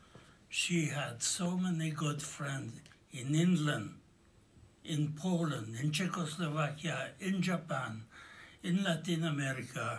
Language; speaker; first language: English; non-native, fluent; French